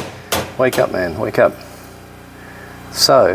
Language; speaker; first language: English; native; English